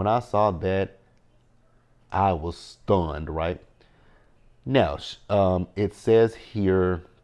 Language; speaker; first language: English; native; English